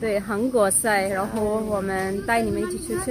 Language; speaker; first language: Chinese; non-native, fluent; Urdu